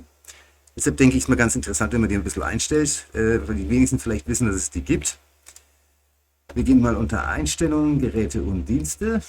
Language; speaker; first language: German; native; German